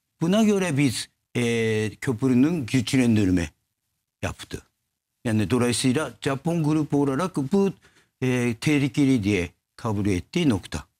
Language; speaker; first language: Turkish; non-native, learner; Japanese